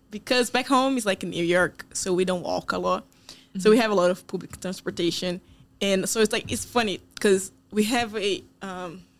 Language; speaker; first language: English; non-native, fluent; Portuguese